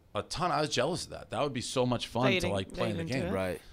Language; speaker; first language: English; native; English